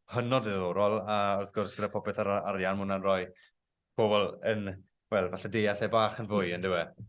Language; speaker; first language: Welsh; native; Welsh